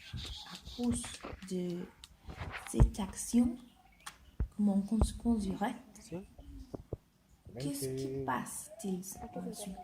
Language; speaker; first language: French; non-native, learner; Spanish